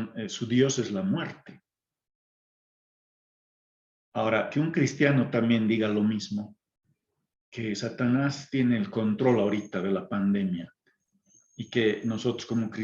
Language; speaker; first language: Spanish; native; Spanish